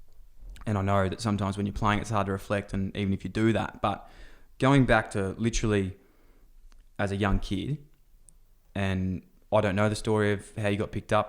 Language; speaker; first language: English; native; English